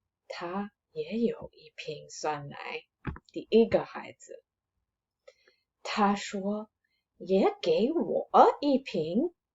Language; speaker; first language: Chinese; non-native, fluent; English